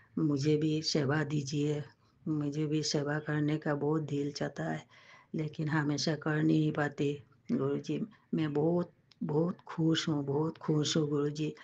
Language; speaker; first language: Hindi; non-native, local second language; Bangla